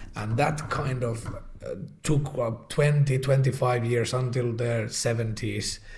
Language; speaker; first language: English; non-native, fluent; Finnish